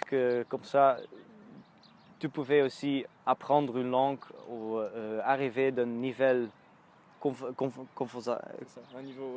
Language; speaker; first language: French; non-native, learner; Dutch